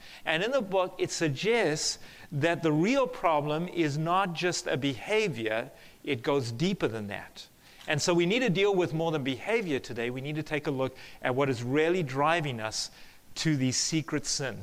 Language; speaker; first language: English; native; English